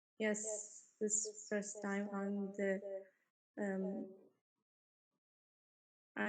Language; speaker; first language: English; non-native, learner; Arabic